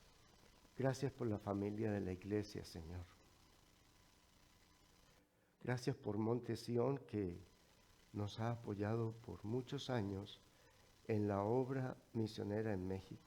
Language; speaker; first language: Spanish; native; Spanish